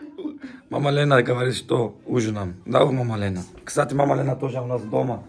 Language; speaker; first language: Russian; non-native, learner; Turkish